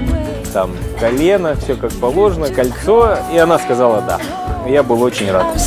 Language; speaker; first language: Russian; native; Russian